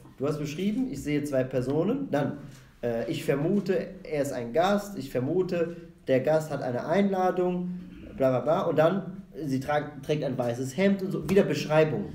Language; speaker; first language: German; non-native, fluent; Arabic